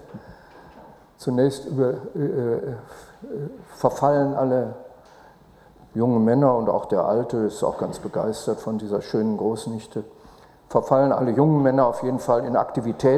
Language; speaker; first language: German; native; German